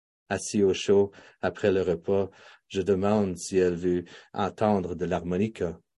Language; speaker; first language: French; native; French